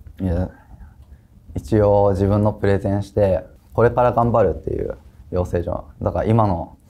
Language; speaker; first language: Japanese; native; Japanese